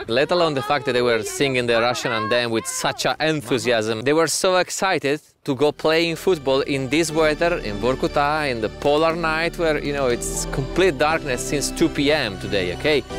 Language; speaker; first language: English; non-native, fluent; Italian